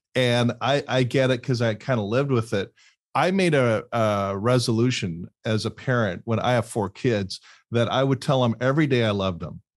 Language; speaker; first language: English; native; English